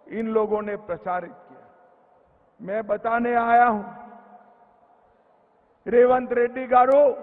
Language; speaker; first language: Hindi; non-native, local second language; Gujarati